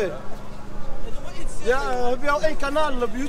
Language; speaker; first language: Dutch; non-native, learner; Arabic